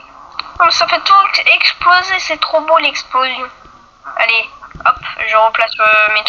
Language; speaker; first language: French; native; French